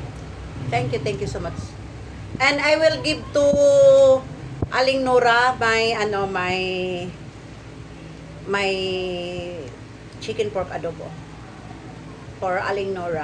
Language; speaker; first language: English; non-native, learner; Filipino